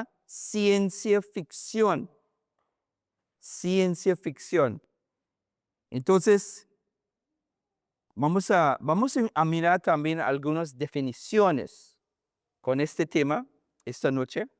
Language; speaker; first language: Spanish; non-native, learner; English